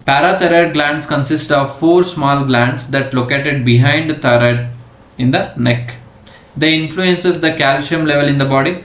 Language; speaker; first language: English; non-native, local second language; Kannada